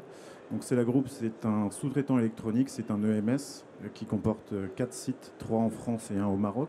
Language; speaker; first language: French; native; French